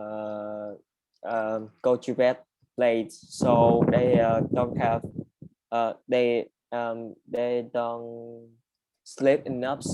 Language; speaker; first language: English; non-native, learner; Vietnamese